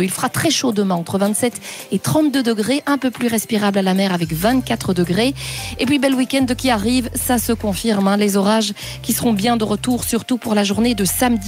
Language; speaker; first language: French; native; French